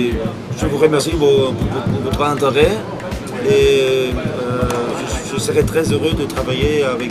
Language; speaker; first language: French; non-native, fluent; German